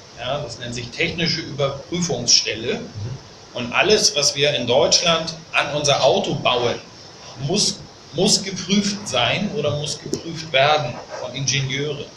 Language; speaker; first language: German; native; German